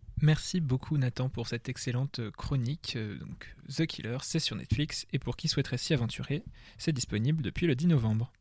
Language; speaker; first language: French; native; French